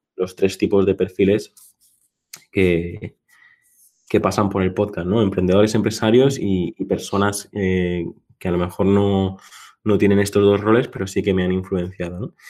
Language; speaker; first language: Spanish; non-native, local second language; Catalan